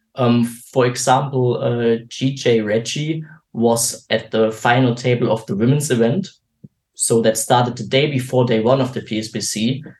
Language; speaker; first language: English; non-native, fluent; German